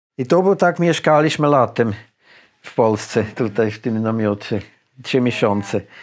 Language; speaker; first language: Polish; non-native, fluent; German